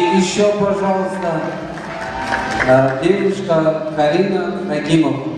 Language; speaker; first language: Russian; non-native, learner; Persian